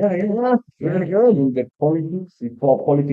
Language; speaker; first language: English; non-native, learner; Spanish